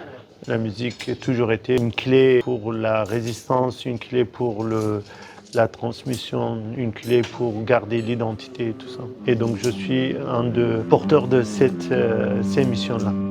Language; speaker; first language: French; non-native, fluent; Kurdish